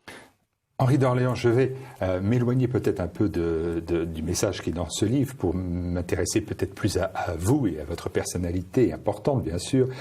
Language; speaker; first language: French; native; French